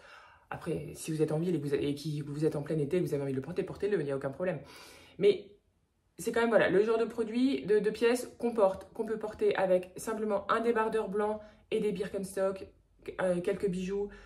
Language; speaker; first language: French; native; French